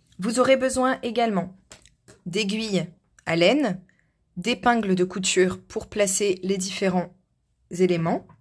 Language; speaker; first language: French; native; French